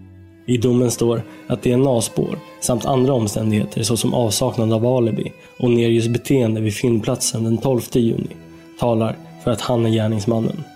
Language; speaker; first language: Swedish; native; Swedish